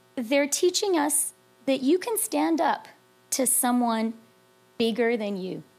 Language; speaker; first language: English; native; English